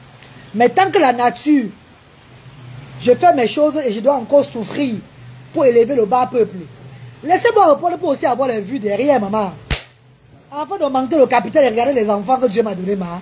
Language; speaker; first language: French; non-native, local second language; Lingala